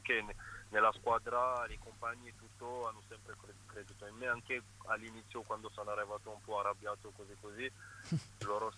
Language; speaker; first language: Italian; non-native, fluent; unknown